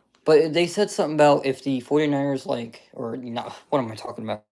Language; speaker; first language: English; native; English